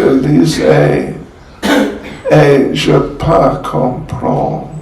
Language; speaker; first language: French; non-native, learner; English